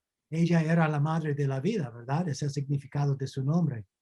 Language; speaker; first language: Spanish; non-native, fluent; English